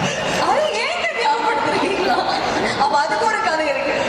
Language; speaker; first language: Tamil; native; Tamil